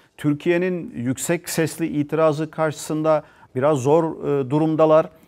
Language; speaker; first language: Turkish; native; Turkish